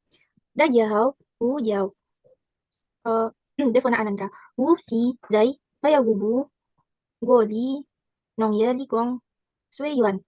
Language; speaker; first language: Chinese; non-native, learner; Indonesian